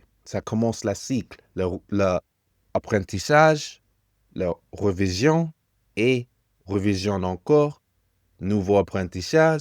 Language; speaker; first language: French; non-native, fluent; English